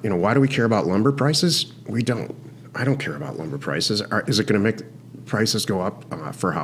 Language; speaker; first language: English; native; English